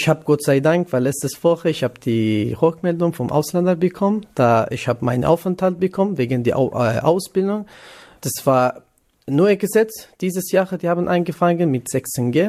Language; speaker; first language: German; non-native, learner; Kurdish